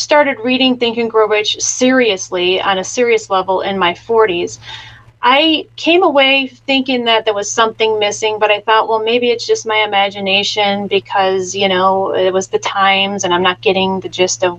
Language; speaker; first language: English; native; English